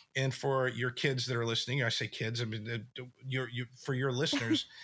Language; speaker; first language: English; native; English